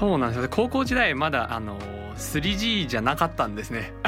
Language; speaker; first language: Japanese; non-native, fluent; Chinese